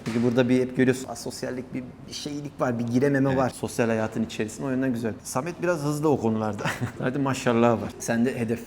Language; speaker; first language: Turkish; native; Turkish